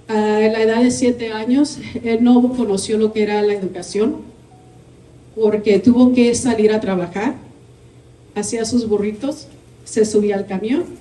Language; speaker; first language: Spanish; early bilingual, heritage; Spanish